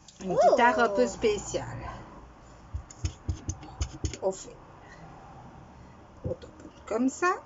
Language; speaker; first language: French; native; French